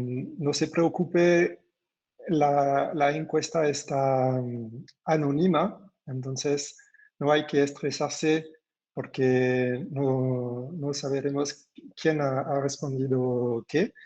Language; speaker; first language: Spanish; non-native, fluent; French